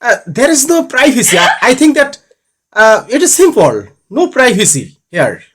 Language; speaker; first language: English; non-native, learner; Bangla